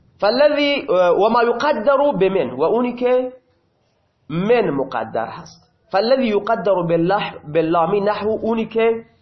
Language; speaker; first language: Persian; non-native, local second language; Baluchi